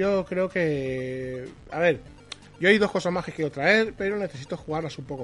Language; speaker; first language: Spanish; native; Spanish